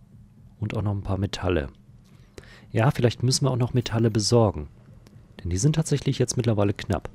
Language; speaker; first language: German; native; German